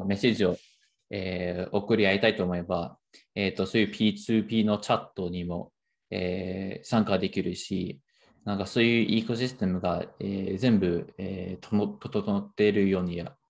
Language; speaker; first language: Japanese; non-native, fluent; English